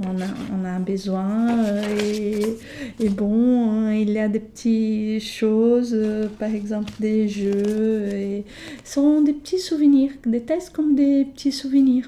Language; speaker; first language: French; non-native, fluent; Portuguese